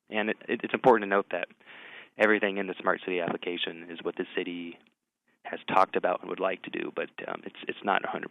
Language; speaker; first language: English; native; English